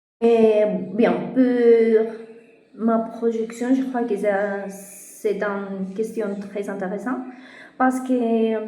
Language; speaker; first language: French; non-native, fluent; Spanish